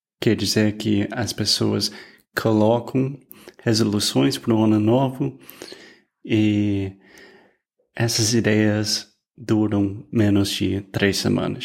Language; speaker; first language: Portuguese; non-native, fluent; English